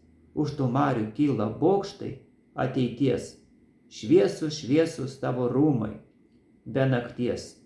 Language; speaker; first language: Lithuanian; native; Lithuanian